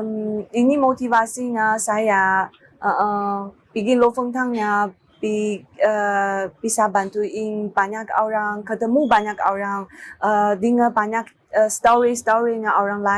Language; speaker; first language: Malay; non-native, learner; Chinese